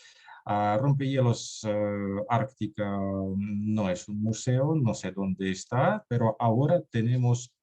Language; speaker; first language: Spanish; non-native, fluent; Russian